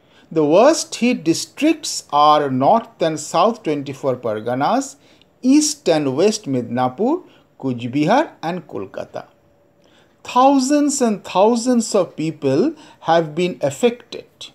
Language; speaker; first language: English; non-native, local second language; Bangla